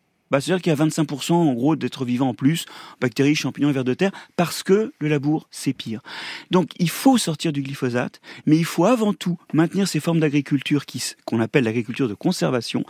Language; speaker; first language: French; native; French